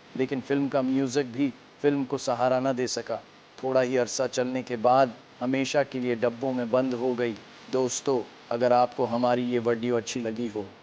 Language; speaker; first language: Urdu; native; Urdu